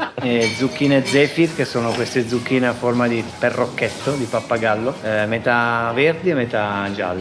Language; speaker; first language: Italian; native; Italian